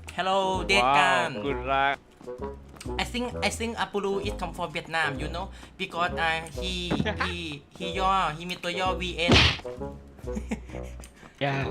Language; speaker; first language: English; non-native, learner; Thai